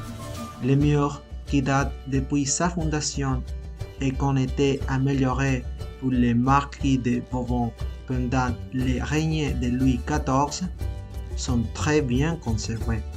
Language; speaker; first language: French; non-native, learner; Spanish